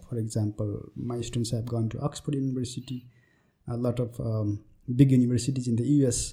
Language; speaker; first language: English; non-native, local second language; Nepali